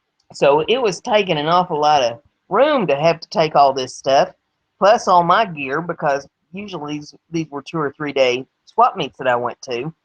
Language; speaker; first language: English; native; English